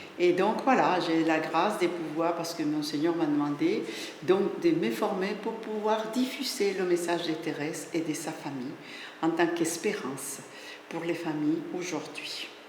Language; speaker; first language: French; non-native, fluent; Spanish